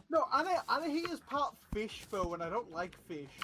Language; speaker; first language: English; native; English